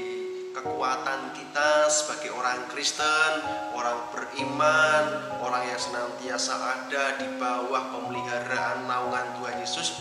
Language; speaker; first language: Indonesian; native; Indonesian